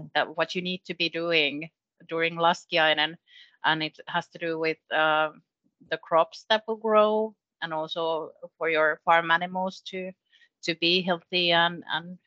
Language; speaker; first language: English; non-native, fluent; Finnish